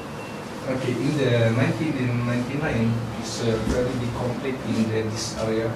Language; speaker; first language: English; non-native, learner; Indonesian